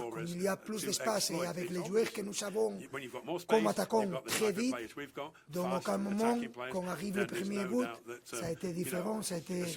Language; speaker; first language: French; non-native, fluent; Spanish